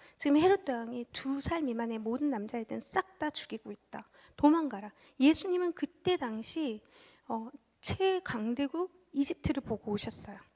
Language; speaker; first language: Korean; early bilingual, heritage; Korean